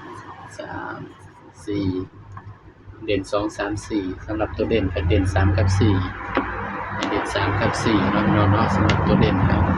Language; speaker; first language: Thai; non-native, local second language; Lao